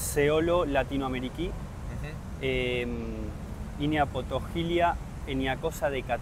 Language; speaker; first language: Greek; early bilingual, heritage; Spanish